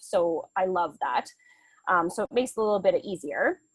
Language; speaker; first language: English; native; English